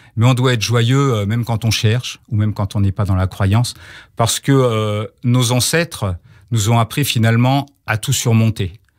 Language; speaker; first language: French; native; French